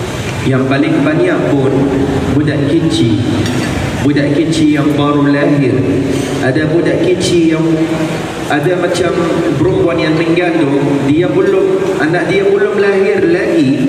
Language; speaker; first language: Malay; non-native, fluent; Arabic